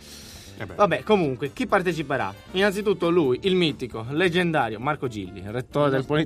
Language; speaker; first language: Italian; native; Italian